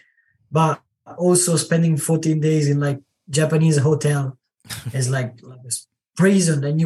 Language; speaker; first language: English; non-native, learner; Italian